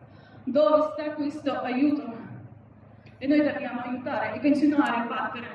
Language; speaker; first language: Italian; non-native, learner; Ukrainian